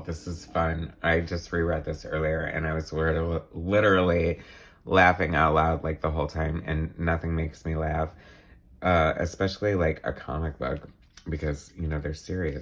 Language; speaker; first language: English; native; English